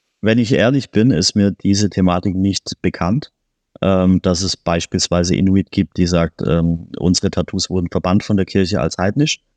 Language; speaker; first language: German; native; German